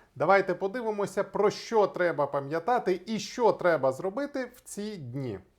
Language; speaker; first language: Ukrainian; non-native, local second language; Russian